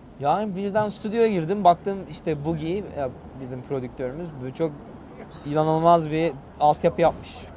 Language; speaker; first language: Turkish; native; Turkish